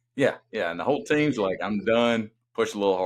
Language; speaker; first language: English; native; English